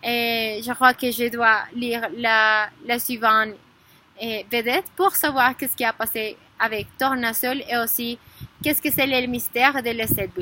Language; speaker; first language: French; non-native, learner; Spanish